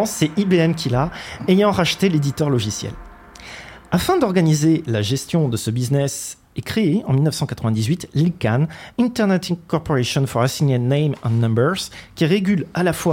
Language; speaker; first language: French; native; French